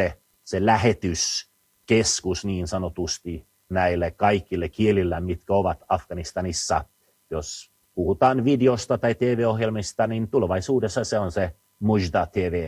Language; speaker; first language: Finnish; non-native, fluent; Swedish